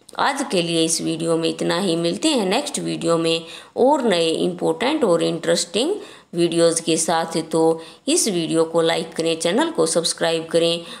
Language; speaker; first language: Hindi; native; Hindi